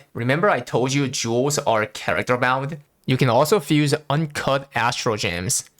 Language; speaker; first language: English; non-native, fluent; Korean